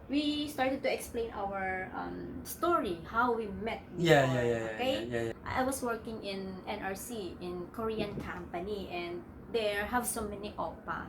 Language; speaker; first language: English; non-native, local second language; Filipino